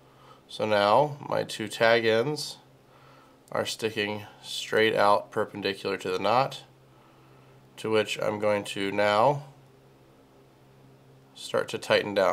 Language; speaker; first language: English; native; English